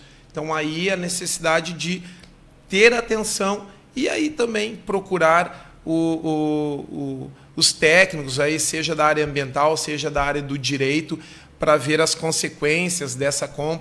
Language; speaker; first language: Portuguese; native; Portuguese